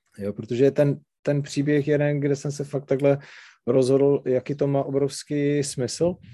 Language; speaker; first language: Czech; non-native, local second language; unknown